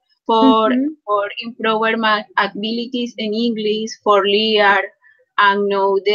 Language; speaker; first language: English; non-native, learner; Spanish